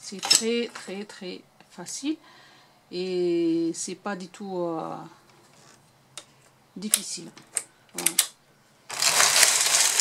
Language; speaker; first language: French; non-native, local second language; Arabic